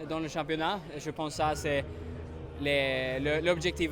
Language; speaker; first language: French; non-native, learner; Swedish